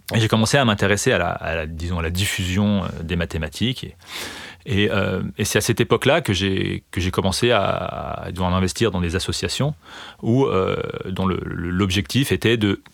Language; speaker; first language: French; native; French